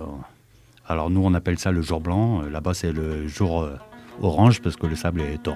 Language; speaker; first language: French; native; French